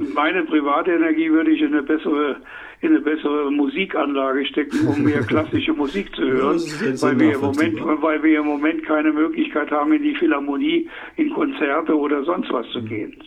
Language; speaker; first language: German; native; German